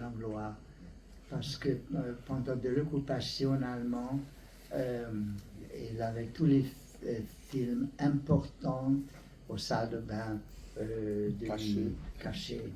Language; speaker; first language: French; non-native, learner; Hungarian